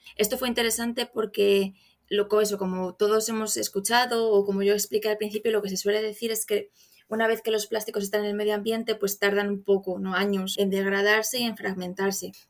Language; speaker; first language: Spanish; native; Spanish